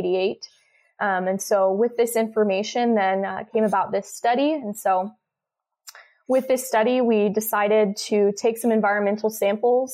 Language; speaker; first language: English; native; English